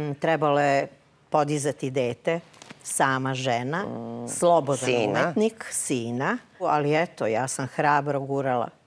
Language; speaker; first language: Serbian; native; Serbian